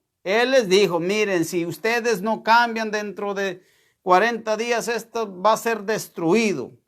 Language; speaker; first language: Spanish; native; Spanish